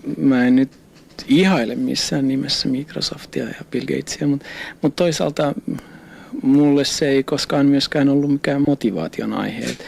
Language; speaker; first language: Finnish; non-native, local second language; Swedish